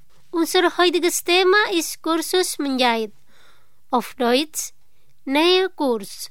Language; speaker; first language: German; non-native, fluent; Indonesian